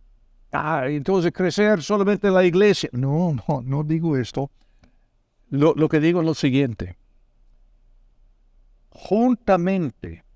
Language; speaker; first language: Spanish; non-native, fluent; English